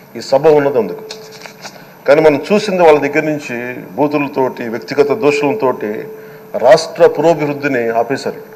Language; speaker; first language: Telugu; native; Telugu